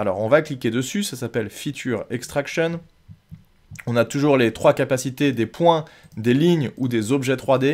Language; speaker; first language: French; native; French